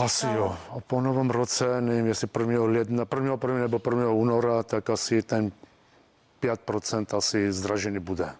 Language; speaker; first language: Czech; non-native, fluent; Armenian